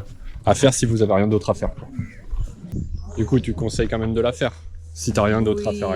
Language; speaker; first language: French; native; French